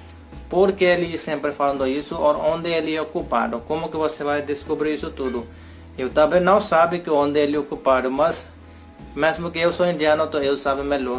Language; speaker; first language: Portuguese; non-native, learner; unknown